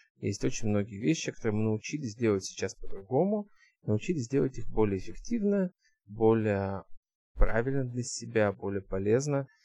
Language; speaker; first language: Russian; early bilingual, heritage; Russian